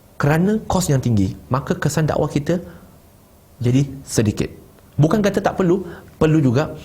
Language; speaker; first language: Malay; non-native, local second language; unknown